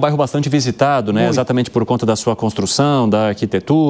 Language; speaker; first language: Portuguese; native; Portuguese